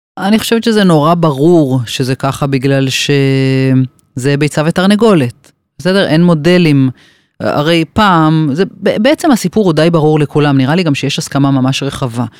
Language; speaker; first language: Hebrew; native; Hebrew